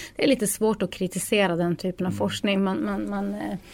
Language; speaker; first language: Swedish; non-native, fluent; Norwegian